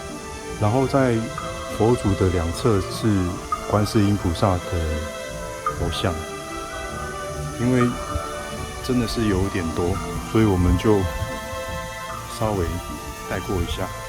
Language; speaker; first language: Chinese; native; Chinese